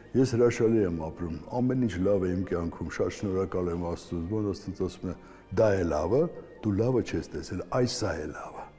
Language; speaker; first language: Armenian; native; Armenian